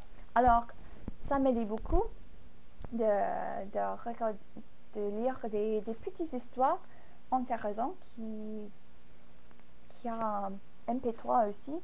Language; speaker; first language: French; non-native, fluent; English